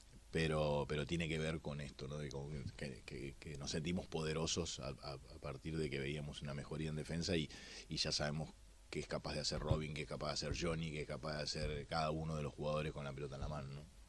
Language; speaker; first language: Spanish; native; Spanish